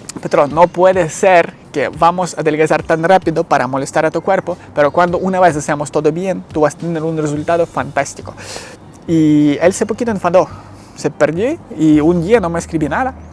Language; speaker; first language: Spanish; non-native, learner; Ukrainian